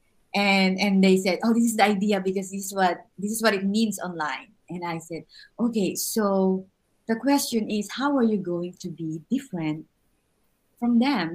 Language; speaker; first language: English; non-native, local second language; Filipino